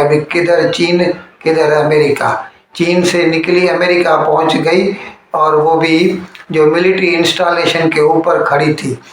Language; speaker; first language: Urdu; non-native, local second language; Sindhi